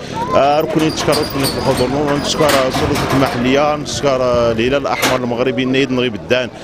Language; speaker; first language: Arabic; non-native, local second language; Central Atlas Tamazight